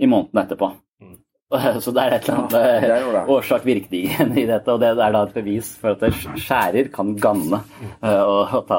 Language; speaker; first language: Norwegian; native; Norwegian